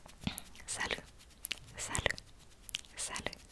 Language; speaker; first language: French; non-native, learner; Finnish